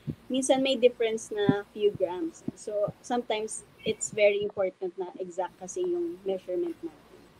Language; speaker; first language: English; non-native, local second language; Filipino